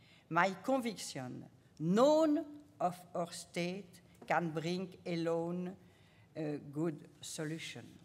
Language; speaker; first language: English; non-native, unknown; French